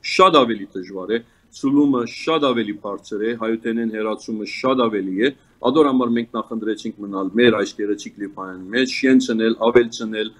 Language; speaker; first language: Armenian; early bilingual, heritage; Armenian